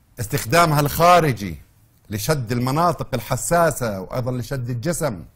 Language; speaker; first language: Arabic; native; Arabic